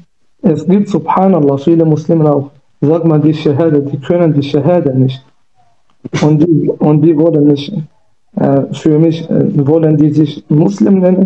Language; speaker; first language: German; non-native, learner; Kurdish